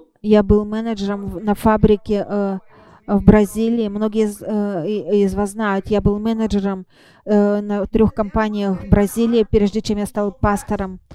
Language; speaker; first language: Russian; non-native, fluent; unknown